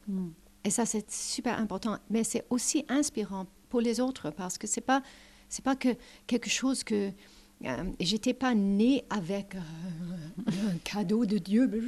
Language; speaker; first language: French; non-native, learner; English